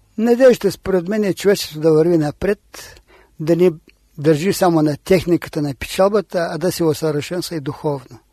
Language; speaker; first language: Bulgarian; native; Bulgarian